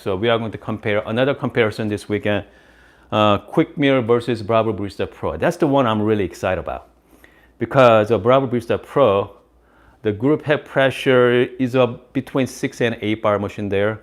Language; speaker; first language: English; non-native, fluent; Korean